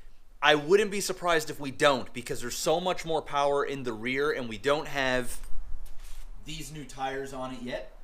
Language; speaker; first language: English; native; English